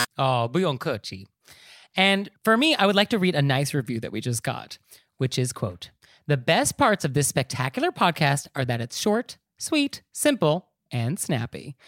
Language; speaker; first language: English; native; English